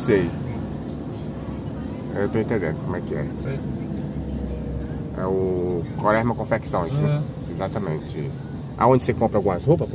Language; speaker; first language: Portuguese; native; Portuguese